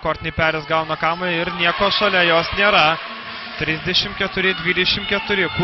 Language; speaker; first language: Lithuanian; native; Lithuanian